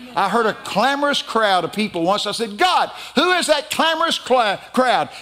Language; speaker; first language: English; native; English